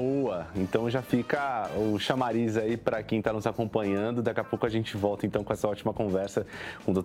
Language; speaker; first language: Portuguese; native; Portuguese